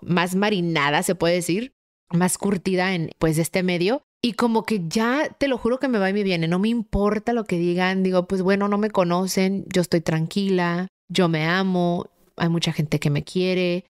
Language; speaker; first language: Spanish; early bilingual, heritage; Spanish